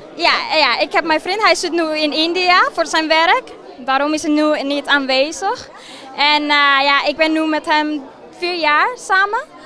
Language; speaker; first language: Dutch; non-native, fluent; Spanish